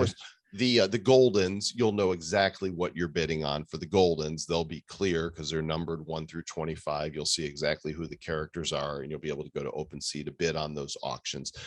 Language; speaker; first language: English; native; English